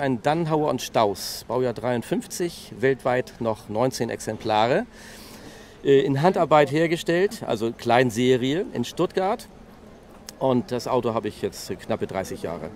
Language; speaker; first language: German; native; German